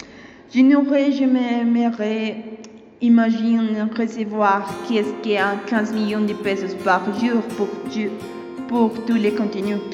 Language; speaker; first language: French; non-native, learner; Spanish